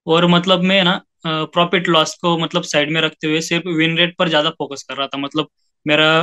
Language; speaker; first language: Hindi; non-native, local second language; Marathi